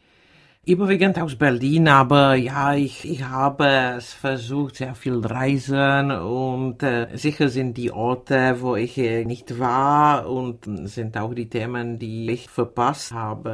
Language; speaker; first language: German; non-native, fluent; Czech